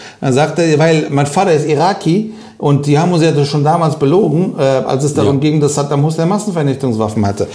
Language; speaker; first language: German; non-native, fluent; Persian